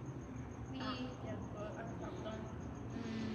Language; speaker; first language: French; non-native, learner; Spanish